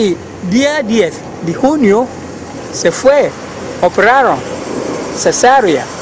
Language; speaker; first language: Spanish; non-native, learner; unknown